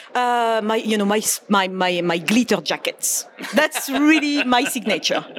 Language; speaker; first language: English; non-native, fluent; French